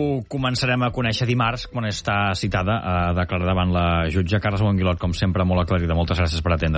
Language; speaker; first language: Catalan; native; Catalan